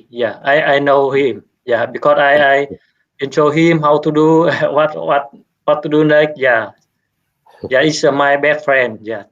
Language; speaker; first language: English; non-native, learner; Vietnamese